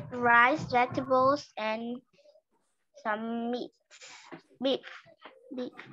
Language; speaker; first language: English; non-native, learner; Vietnamese